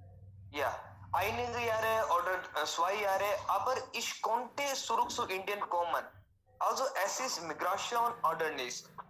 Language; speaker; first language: German; non-native, learner; Hindi